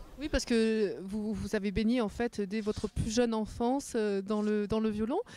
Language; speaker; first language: French; native; French